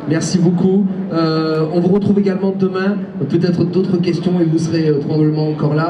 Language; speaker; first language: French; native; French